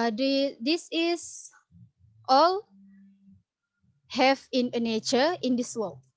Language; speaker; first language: English; non-native, learner; Indonesian